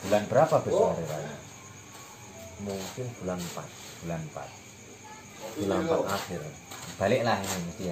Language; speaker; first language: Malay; non-native, local second language; Javanese